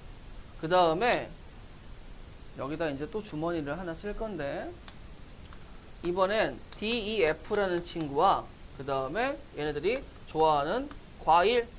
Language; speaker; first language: Korean; native; Korean